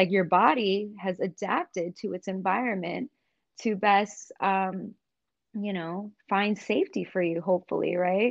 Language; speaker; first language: English; native; English